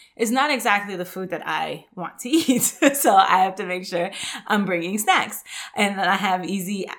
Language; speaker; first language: English; native; English